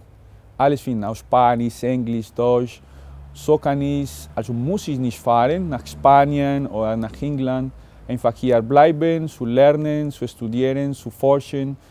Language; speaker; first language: German; non-native, fluent; Spanish